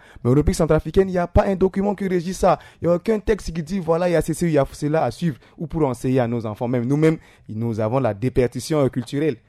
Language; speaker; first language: French; non-native, local second language; Sango